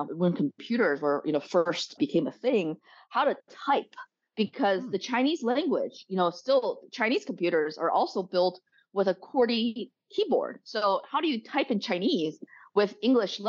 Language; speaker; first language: English; early bilingual, other home language; Chinese